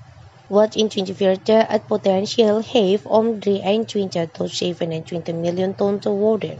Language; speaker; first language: Dutch; non-native, fluent; Indonesian